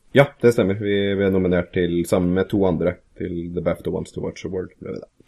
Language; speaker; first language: Norwegian; native; Norwegian